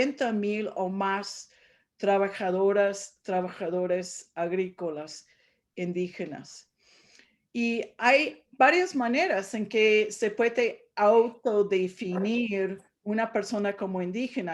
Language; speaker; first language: Spanish; non-native, fluent; English